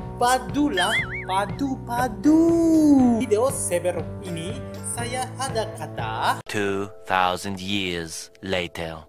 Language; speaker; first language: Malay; non-native, learner; Japanese